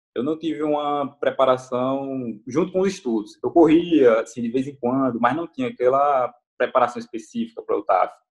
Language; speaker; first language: Portuguese; native; Portuguese